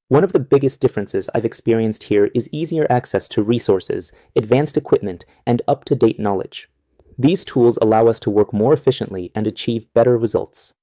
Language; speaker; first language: English; non-native, fluent; Persian